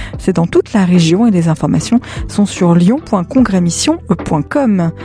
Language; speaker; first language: French; native; French